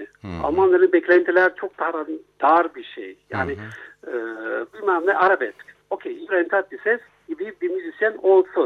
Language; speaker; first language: Turkish; non-native, fluent; German